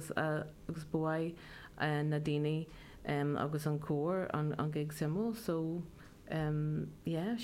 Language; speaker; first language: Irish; non-native, local second language; English